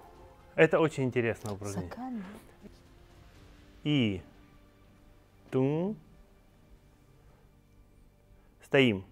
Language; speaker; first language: Russian; native; Russian